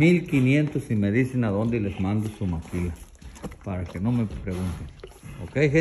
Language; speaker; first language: Spanish; native; Spanish